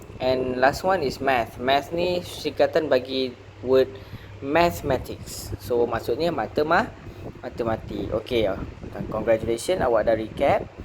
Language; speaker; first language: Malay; native; Malay